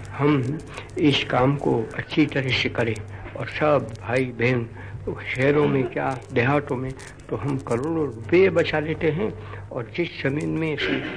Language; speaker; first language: Hindi; non-native, local second language; Gujarati